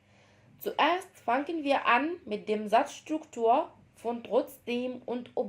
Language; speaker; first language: German; non-native, fluent; Arabic